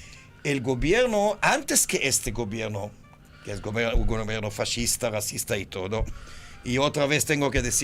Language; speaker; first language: Spanish; non-native, fluent; Hebrew